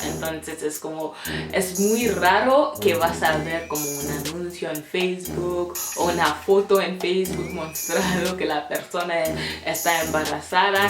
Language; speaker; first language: Spanish; non-native, fluent; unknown